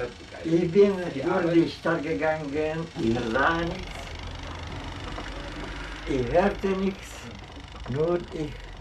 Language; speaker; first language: German; non-native, learner; Czech